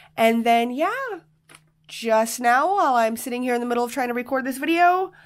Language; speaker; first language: English; native; English